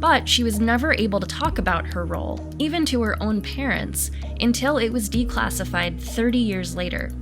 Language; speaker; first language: English; native; English